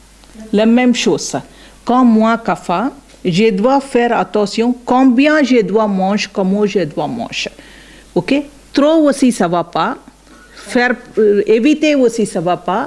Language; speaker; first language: French; non-native, learner; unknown